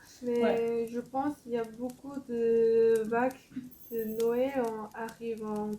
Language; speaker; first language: French; non-native, fluent; Korean